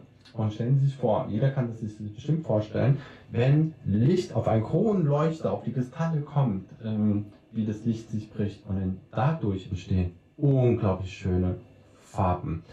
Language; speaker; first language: German; native; German